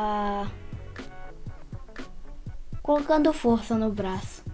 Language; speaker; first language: Portuguese; early bilingual, heritage; Portuguese